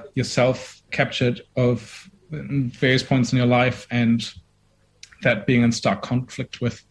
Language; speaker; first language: English; non-native, fluent; German